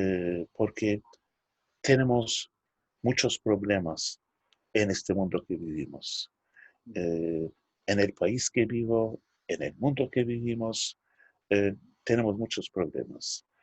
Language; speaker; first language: Spanish; non-native, fluent; Turkish